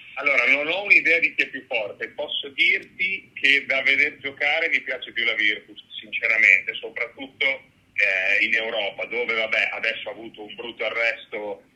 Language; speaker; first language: Italian; native; Italian